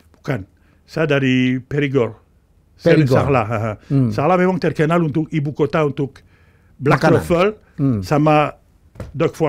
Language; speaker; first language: Indonesian; non-native, fluent; French